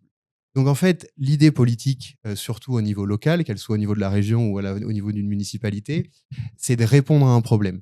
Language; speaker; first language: French; native; French